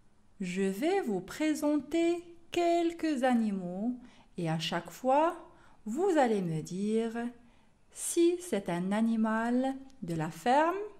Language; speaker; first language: French; non-native, local second language; Arabic